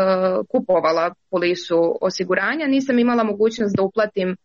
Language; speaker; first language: Serbian; native; Serbian